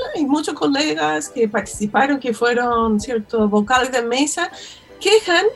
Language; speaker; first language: Spanish; non-native, fluent; English